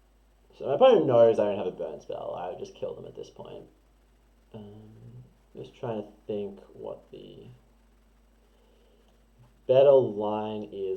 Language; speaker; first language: English; native; English